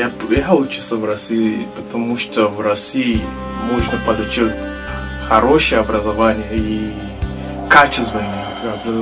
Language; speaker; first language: Russian; non-native, learner; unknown